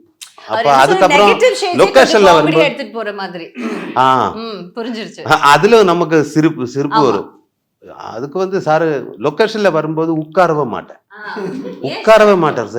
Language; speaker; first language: Tamil; non-native, learner; Malayalam